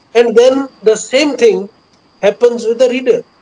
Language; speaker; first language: English; non-native, local second language; Punjabi